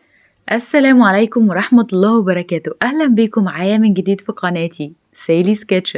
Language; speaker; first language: Arabic; native; Arabic